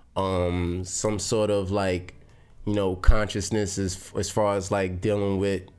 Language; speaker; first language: English; native; English